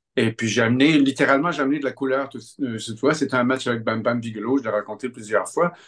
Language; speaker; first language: French; native; French